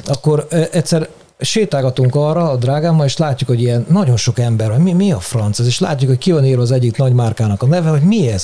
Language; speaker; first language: Hungarian; native; Hungarian